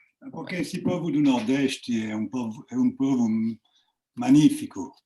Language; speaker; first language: Portuguese; non-native, fluent; French